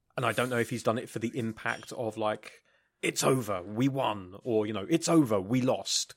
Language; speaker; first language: English; native; English